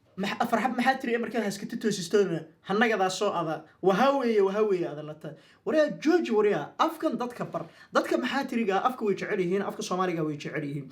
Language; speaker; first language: Somali; non-native, local second language; Maay